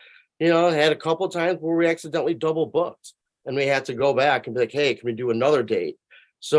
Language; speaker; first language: English; native; English